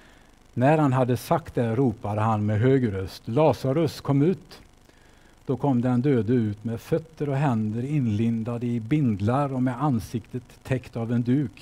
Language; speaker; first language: Swedish; native; Swedish